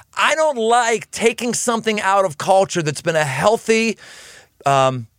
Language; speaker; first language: English; native; English